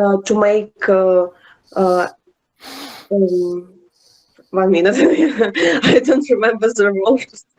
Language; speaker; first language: English; non-native, learner; Ukrainian